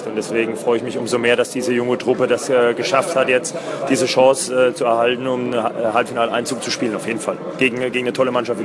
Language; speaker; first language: German; native; German